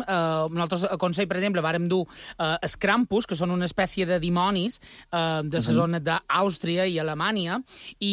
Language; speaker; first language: Catalan; native; Catalan